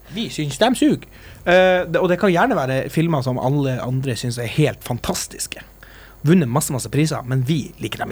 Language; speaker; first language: Norwegian; native; Norwegian